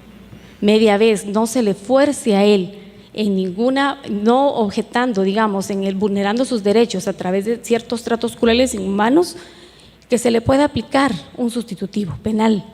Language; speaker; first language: Spanish; native; Spanish